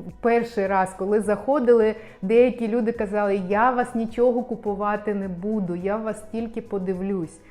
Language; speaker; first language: Ukrainian; non-native, local second language; Russian